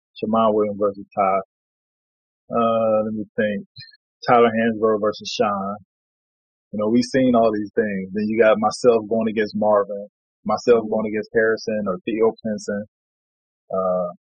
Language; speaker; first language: English; native; English